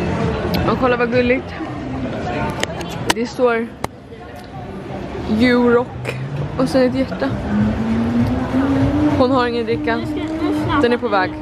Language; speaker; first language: Swedish; native; Swedish